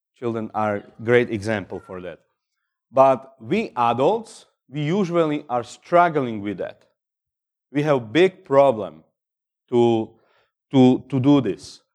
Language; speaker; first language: English; non-native, fluent; Slovak